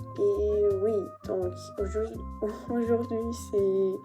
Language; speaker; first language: French; non-native, fluent; Russian